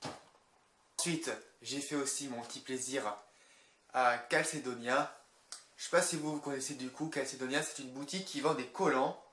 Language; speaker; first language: French; native; French